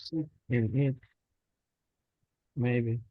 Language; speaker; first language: English; non-native, learner; Spanish